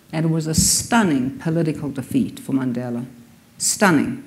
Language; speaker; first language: English; native; English